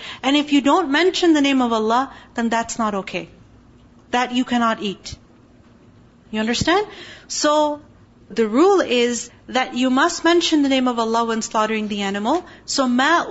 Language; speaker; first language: English; non-native, local second language; Urdu